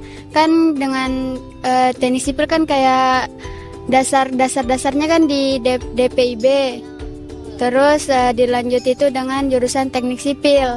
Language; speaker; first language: Indonesian; native; Indonesian